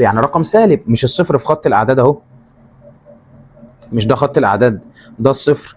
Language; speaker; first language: Arabic; native; Arabic